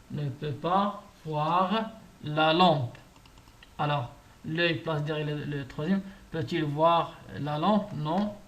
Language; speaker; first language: French; non-native, local second language; Arabic